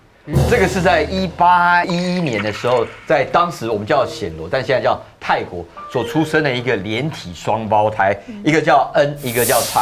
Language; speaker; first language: Chinese; native; Chinese